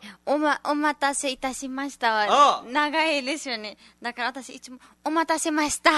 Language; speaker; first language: Japanese; non-native, learner; Nepali